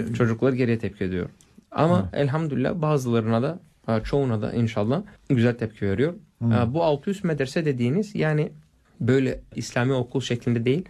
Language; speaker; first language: Turkish; non-native, fluent; English